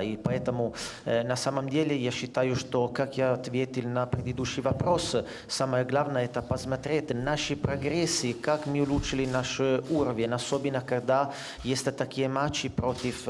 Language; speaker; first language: Russian; non-native, fluent; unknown